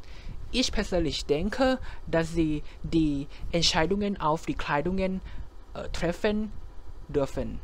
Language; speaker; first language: German; non-native, fluent; Thai